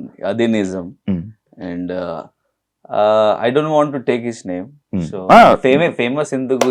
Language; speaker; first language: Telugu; non-native, learner; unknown